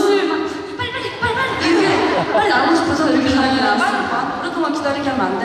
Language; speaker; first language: Korean; native; Korean